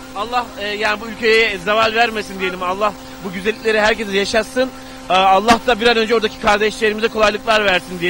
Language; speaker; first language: Turkish; native; Turkish